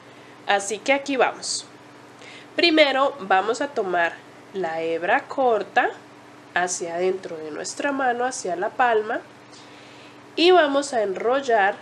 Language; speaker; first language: Spanish; native; Spanish